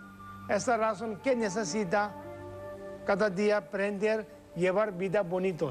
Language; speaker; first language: Spanish; non-native, learner; Tibetan